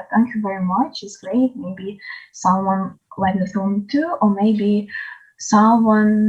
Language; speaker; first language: English; non-native, learner; Ukrainian